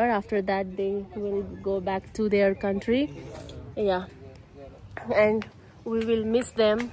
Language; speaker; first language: English; non-native, learner; Nepali